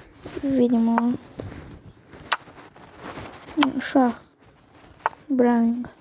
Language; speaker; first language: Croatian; early bilingual, heritage; Croatian